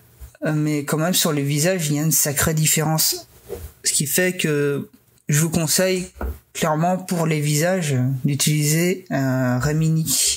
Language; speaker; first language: French; native; French